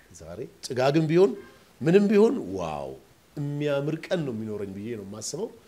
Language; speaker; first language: Amharic; non-native, local second language; Oromo